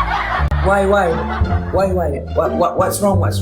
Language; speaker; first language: English; non-native, local second language; Malay